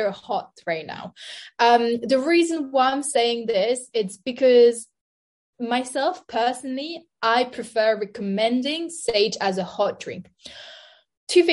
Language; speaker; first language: English; non-native, fluent; French